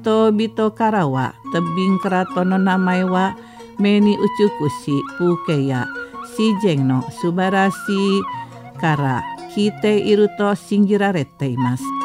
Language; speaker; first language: Japanese; non-native, fluent; Indonesian